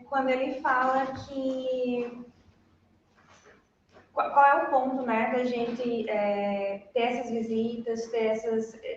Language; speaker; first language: Portuguese; native; Portuguese